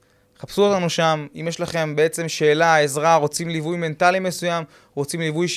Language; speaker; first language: Hebrew; native; Hebrew